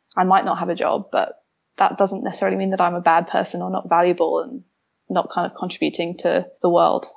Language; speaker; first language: English; native; English